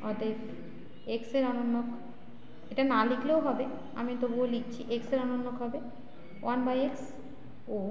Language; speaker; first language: Bangla; native; Bangla